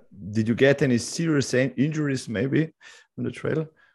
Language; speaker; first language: English; non-native, fluent; Slovenian